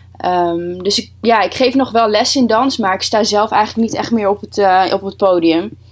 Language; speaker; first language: Dutch; early bilingual, other home language; Russian